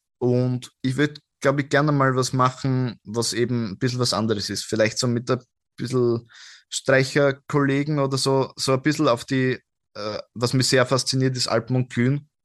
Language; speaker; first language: German; native; German